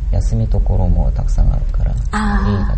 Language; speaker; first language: Japanese; non-native, learner; Korean